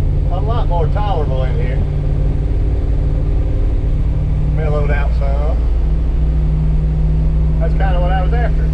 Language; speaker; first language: English; native; English